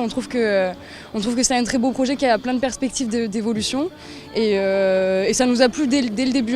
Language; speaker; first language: French; native; French